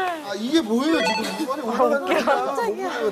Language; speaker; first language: Korean; native; Korean